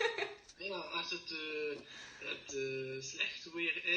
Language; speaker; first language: Dutch; non-native, learner; French